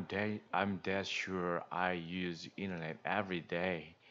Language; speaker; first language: English; non-native, learner; Korean